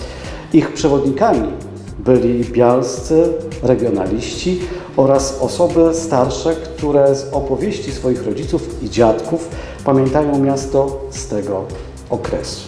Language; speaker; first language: Polish; native; Polish